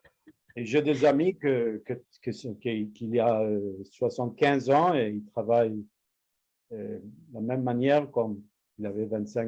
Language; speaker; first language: French; non-native, learner; Spanish